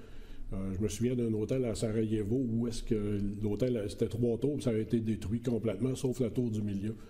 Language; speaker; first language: French; native; French